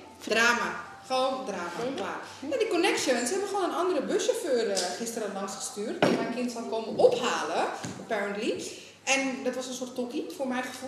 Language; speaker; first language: Dutch; native; Dutch